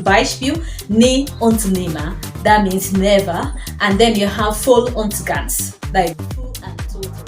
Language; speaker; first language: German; non-native, fluent; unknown